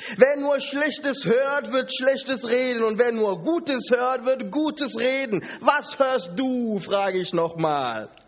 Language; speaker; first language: German; non-native, fluent; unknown